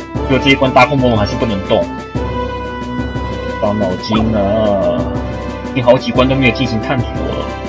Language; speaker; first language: Chinese; native; Chinese